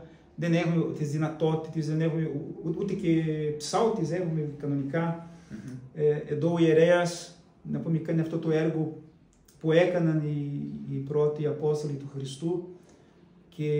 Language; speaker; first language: Greek; non-native, fluent; Portuguese